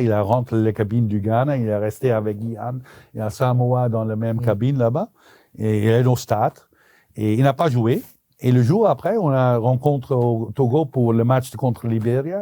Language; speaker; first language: French; non-native, local second language; Dutch